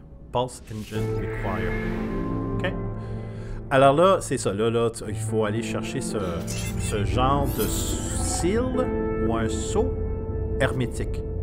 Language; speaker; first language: French; native; French